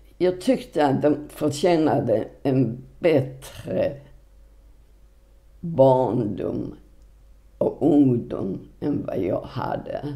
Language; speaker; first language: Swedish; non-native, fluent; Polish